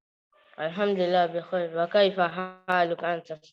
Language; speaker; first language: Arabic; non-native, learner; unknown